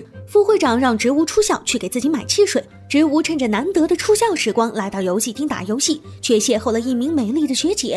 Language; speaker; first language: Chinese; native; Chinese